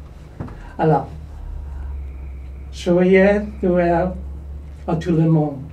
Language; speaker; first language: French; non-native, learner; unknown